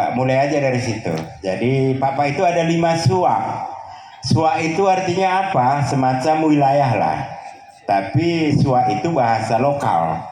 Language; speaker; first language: Indonesian; non-native, local second language; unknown